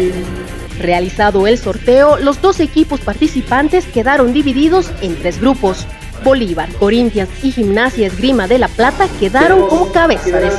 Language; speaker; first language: Spanish; native; Spanish